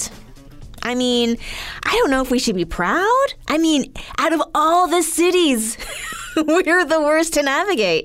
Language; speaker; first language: English; native; English